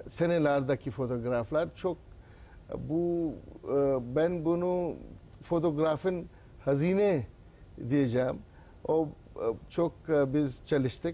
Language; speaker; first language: Turkish; non-native, learner; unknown